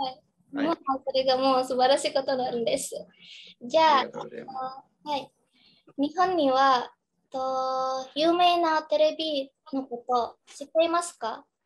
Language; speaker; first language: Japanese; non-native, learner; Indonesian